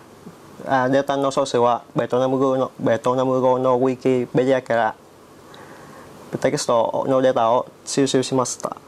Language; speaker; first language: Japanese; non-native, learner; Vietnamese